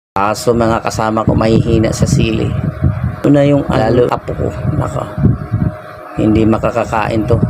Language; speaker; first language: Filipino; non-native, local second language; Bikol